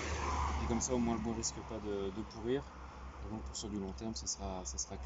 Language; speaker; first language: French; native; French